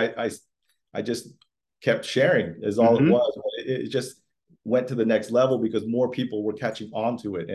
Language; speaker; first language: English; early bilingual, other home language; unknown